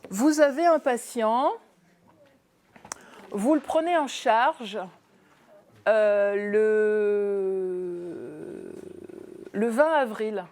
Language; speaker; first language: French; native; French